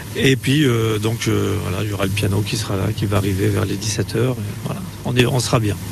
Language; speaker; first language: French; native; French